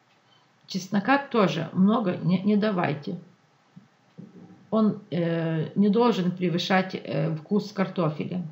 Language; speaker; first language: Russian; non-native, local second language; Ukrainian